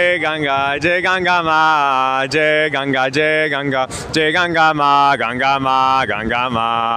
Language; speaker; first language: Hindi; non-native, learner; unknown